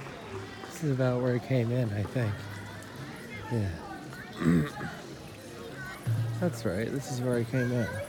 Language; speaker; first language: English; native; English